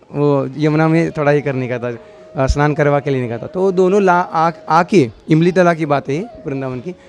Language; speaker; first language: Hindi; non-native, local second language; Marathi